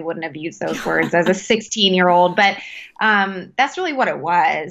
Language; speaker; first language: English; native; English